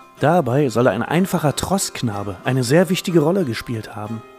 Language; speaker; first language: German; native; German